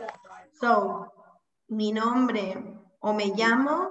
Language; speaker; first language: Spanish; non-native, fluent; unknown